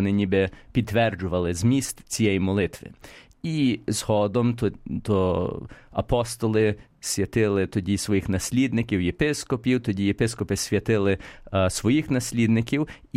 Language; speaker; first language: Ukrainian; early bilingual, heritage; Ukrainian